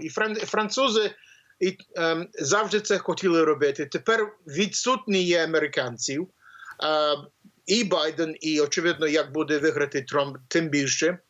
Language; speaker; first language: Ukrainian; early bilingual, heritage; English